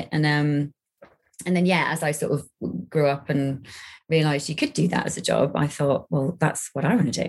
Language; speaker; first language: English; native; English